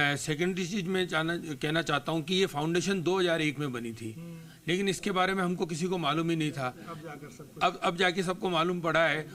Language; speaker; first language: Hindi; native; Hindi